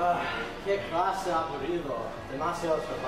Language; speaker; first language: Spanish; non-native, learner; English